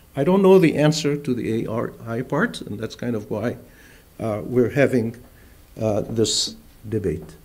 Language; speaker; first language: English; non-native, fluent; Arabic